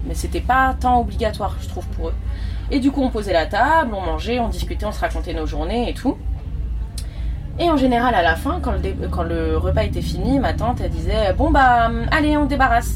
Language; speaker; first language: French; native; French